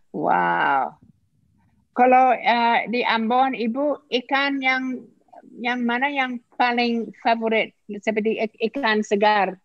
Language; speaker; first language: Indonesian; non-native, fluent; English